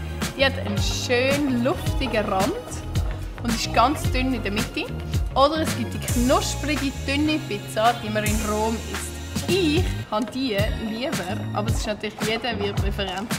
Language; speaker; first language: German; native; German